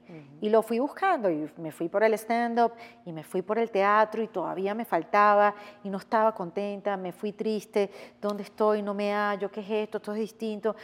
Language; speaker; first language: Spanish; native; Spanish